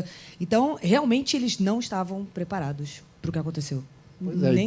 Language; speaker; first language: Portuguese; native; Portuguese